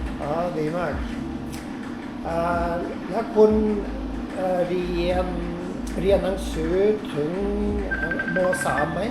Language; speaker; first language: Thai; non-native, fluent; Norwegian